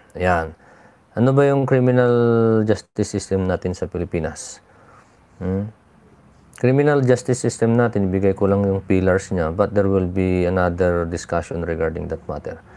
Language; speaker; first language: Filipino; non-native, local second language; Iloko